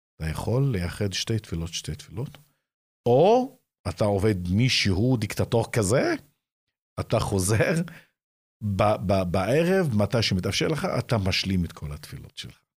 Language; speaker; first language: Hebrew; non-native, local second language; Arabic